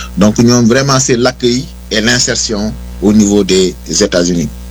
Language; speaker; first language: French; non-native, local second language; Wolof